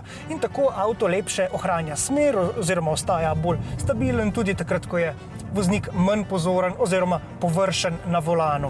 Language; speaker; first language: Slovenian; native; Slovenian